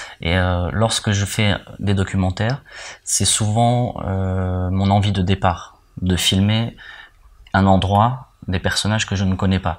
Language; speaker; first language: French; early bilingual, heritage; French